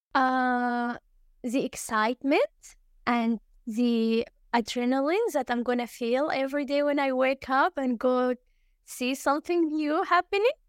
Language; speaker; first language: English; early bilingual, other home language; Arabic